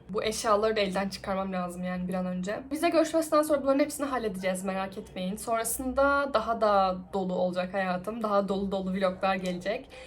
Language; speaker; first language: Turkish; native; Turkish